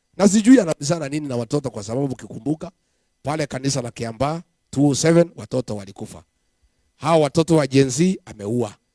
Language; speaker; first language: Swahili; non-native, local second language; Kikuyu